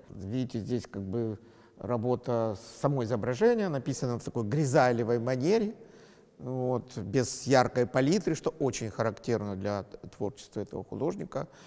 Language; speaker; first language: Russian; native; Russian